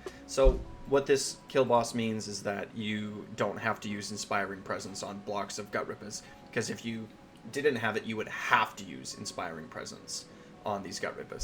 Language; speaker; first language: English; native; English